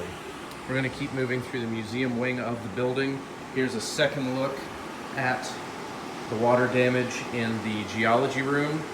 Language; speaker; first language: English; native; English